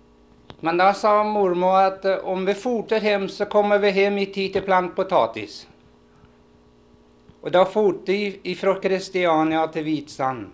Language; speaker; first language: Swedish; early bilingual, heritage; Swedish